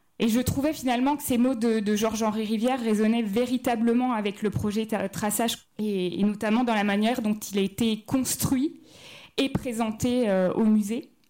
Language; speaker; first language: French; native; French